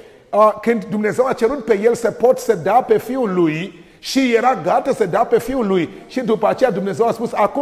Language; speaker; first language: Romanian; non-native, learner; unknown